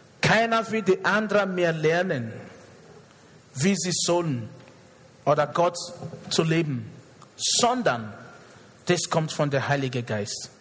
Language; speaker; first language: German; non-native, fluent; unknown